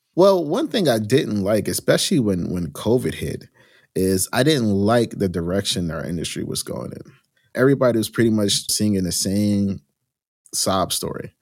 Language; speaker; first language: English; native; English